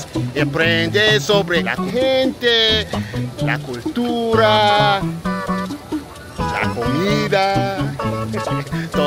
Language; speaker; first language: Spanish; non-native, learner; English